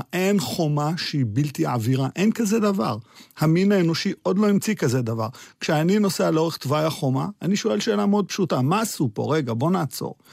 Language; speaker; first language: Hebrew; early bilingual, other home language; Arabic